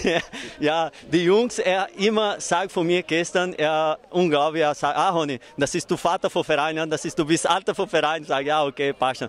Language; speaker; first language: German; non-native, learner; Portuguese